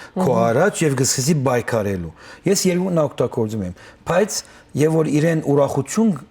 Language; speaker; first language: Armenian; early bilingual, heritage; Armenian